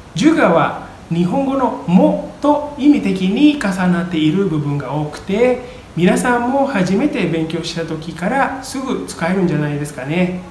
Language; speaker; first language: Japanese; non-native, fluent; Indonesian